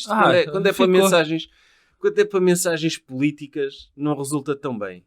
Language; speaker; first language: Portuguese; native; Portuguese